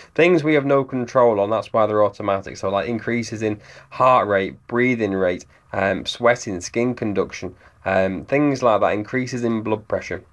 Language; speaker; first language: English; native; English